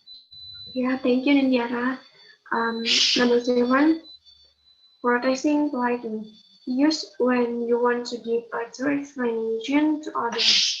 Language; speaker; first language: English; non-native, learner; Indonesian